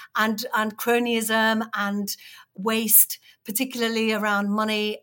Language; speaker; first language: English; native; English